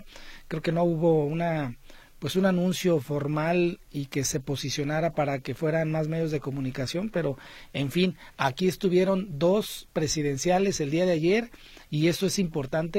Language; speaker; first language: Spanish; native; Spanish